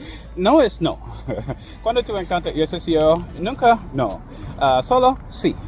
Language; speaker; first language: Spanish; non-native, learner; English